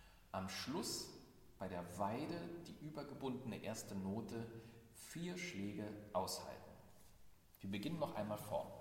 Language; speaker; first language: German; native; German